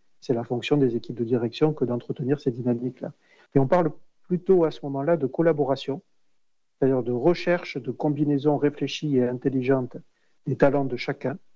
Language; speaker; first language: French; native; French